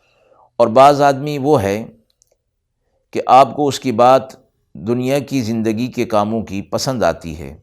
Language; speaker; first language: Urdu; native; Urdu